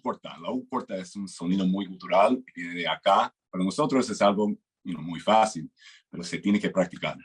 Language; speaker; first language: Spanish; non-native, fluent; English